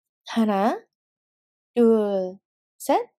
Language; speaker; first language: Korean; non-native, fluent; Indonesian